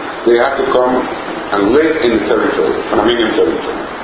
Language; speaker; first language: English; native; English